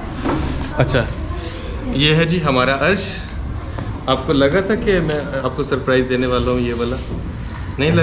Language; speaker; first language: Hindi; native; Hindi